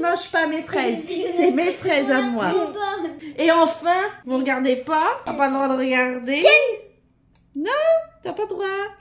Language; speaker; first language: French; native; French